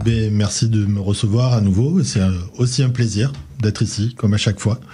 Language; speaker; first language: French; native; French